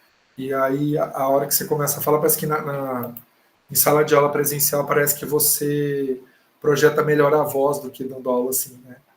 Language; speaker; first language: Portuguese; native; Portuguese